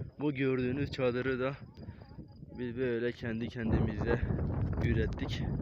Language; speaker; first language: Turkish; non-native, local second language; Kurdish